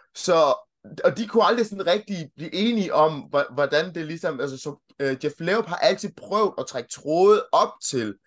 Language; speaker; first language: Danish; early bilingual, other home language; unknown